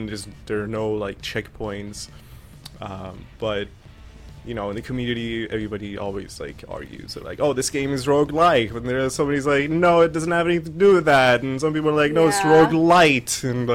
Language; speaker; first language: English; non-native, fluent; Persian